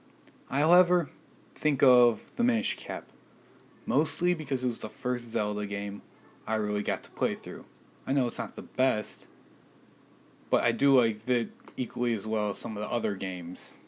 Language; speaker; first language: English; native; English